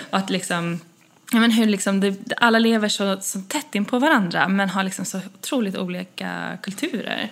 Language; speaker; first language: Swedish; native; Swedish